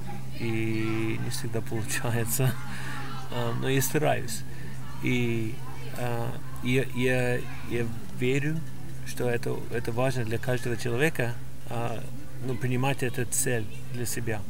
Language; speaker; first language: Russian; non-native, fluent; English